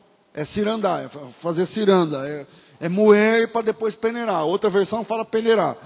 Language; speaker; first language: Portuguese; native; Portuguese